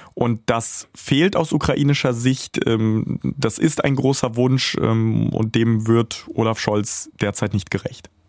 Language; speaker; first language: German; early bilingual, other home language; Russian